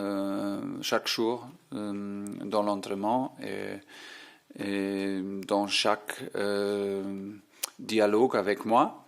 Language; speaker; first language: French; non-native, fluent; German